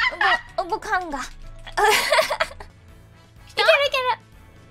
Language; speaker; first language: Japanese; non-native, learner; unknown